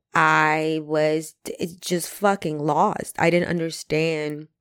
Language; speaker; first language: English; early bilingual, other home language; Spanish